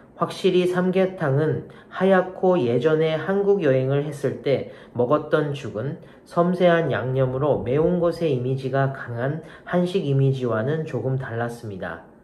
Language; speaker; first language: Korean; non-native, learner; Japanese